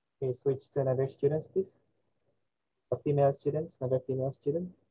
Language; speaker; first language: English; non-native, fluent; Indonesian